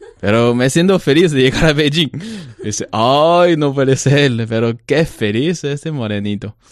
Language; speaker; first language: Spanish; non-native, learner; Chinese